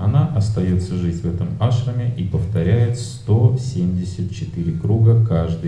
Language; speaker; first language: Russian; native; Russian